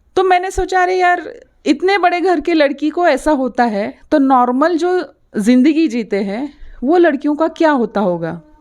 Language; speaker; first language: Hindi; non-native, local second language; Marathi